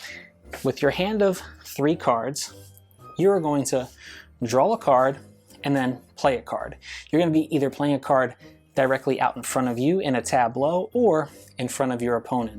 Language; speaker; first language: English; native; English